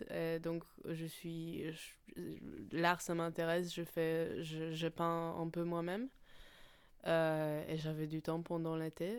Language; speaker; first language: French; non-native, fluent; Polish